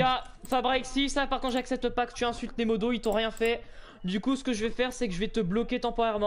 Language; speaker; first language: French; native; French